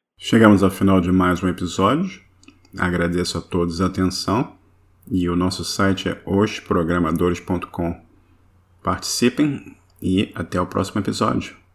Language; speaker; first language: Portuguese; native; Portuguese